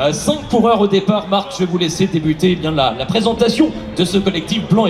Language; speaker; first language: French; native; French